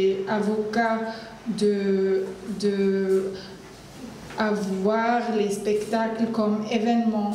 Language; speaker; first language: French; non-native, learner; Arabic